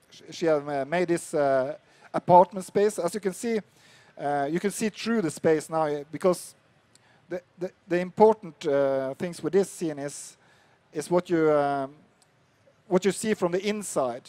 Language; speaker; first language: English; non-native, fluent; Norwegian